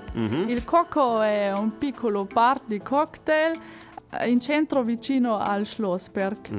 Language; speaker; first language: Italian; non-native, fluent; German